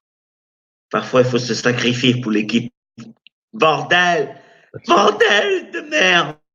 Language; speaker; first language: French; native; French